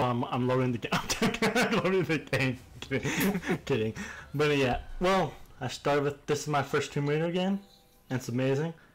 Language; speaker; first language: English; native; English